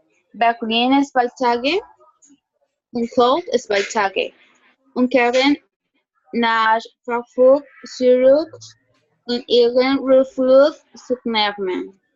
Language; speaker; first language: German; non-native, learner; Spanish